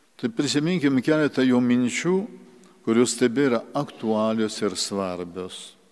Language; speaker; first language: Lithuanian; early bilingual, heritage; Lithuanian